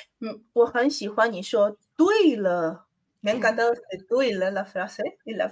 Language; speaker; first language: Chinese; non-native, learner; Spanish